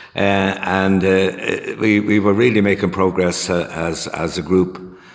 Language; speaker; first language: English; native; English